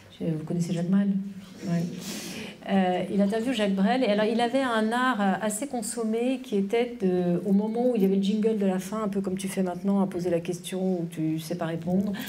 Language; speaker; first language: French; native; French